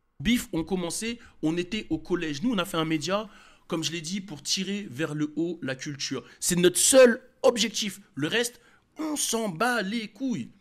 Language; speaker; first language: French; native; French